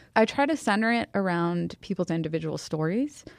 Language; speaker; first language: English; native; English